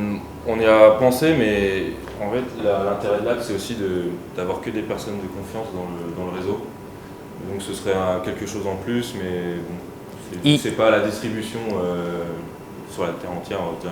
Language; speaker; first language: French; native; French